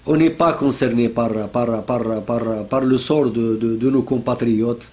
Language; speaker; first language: French; non-native, local second language; Arabic